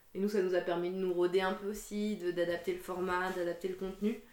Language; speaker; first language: French; native; French